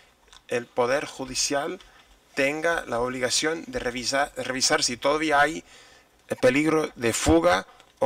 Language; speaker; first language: Spanish; non-native, fluent; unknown